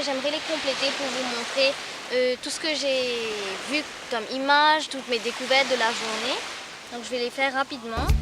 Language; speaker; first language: French; native; French